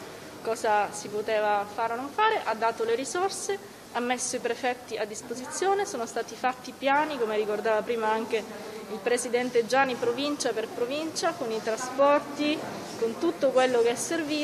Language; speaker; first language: Italian; native; Italian